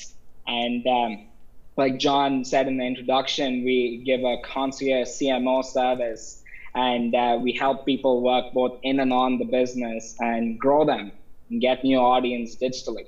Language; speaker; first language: English; non-native, local second language; Tamil